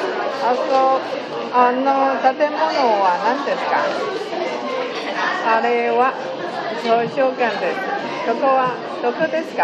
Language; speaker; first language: Japanese; non-native, learner; Chinese